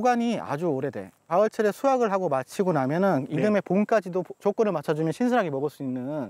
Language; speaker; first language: Korean; native; Korean